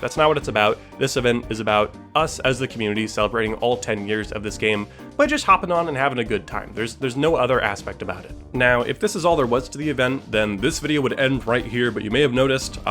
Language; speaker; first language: English; native; English